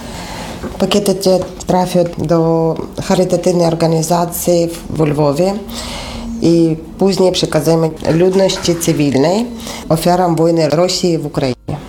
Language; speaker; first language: Polish; non-native, learner; Ukrainian